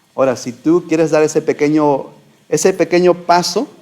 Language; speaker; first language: Spanish; native; Spanish